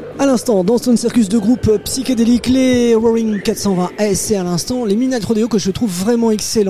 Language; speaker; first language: French; native; French